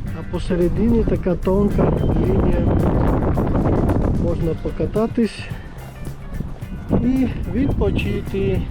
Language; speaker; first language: Ukrainian; non-native, learner; Georgian